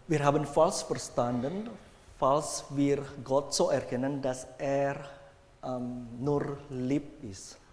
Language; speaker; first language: German; non-native, fluent; Indonesian